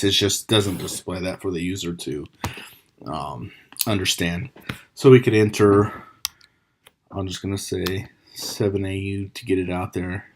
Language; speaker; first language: English; native; English